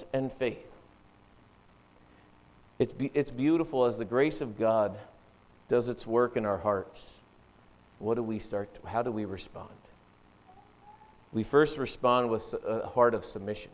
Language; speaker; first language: English; native; English